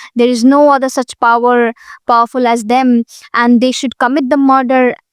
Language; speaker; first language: English; non-native, local second language; Hindi